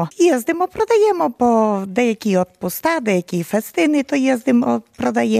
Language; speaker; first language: Polish; non-native, local second language; Ukrainian